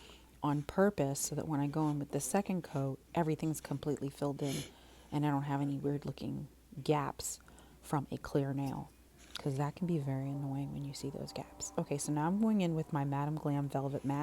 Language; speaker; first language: English; native; English